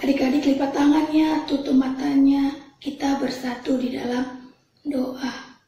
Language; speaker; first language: Indonesian; native; Indonesian